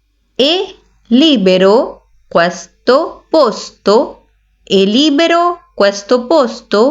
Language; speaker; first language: Italian; non-native, learner; Urdu